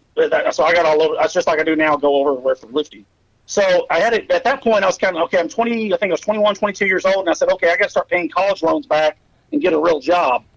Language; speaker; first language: English; native; English